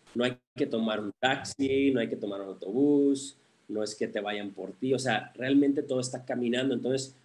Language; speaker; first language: Spanish; early bilingual, heritage; Spanish